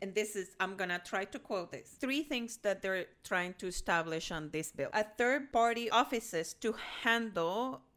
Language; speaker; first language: English; non-native, fluent; Spanish